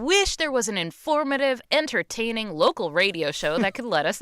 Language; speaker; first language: English; native; English